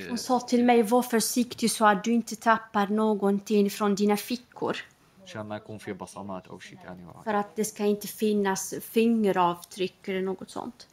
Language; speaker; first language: Swedish; non-native, fluent; Arabic